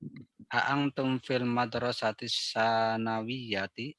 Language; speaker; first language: Arabic; non-native, learner; Indonesian